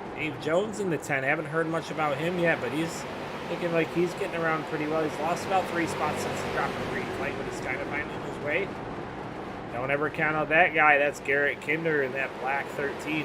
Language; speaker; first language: English; native; English